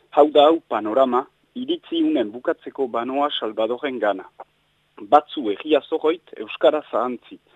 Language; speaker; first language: Basque; native; Basque